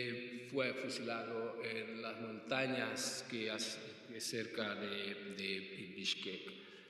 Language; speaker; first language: Spanish; non-native, fluent; Hungarian